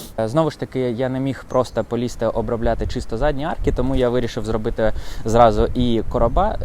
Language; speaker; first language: Ukrainian; non-native, local second language; Russian